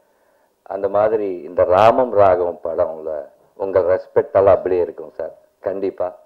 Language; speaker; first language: Tamil; non-native, learner; Telugu